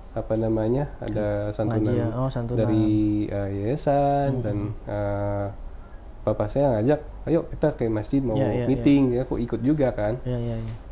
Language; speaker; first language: Indonesian; non-native, fluent; Filipino